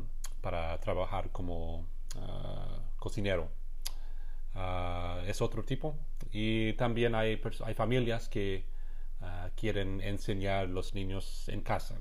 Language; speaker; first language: Spanish; non-native, fluent; English